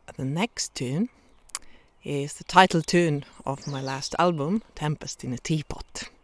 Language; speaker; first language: English; non-native, fluent; Estonian